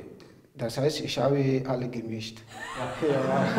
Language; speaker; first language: German; non-native, learner; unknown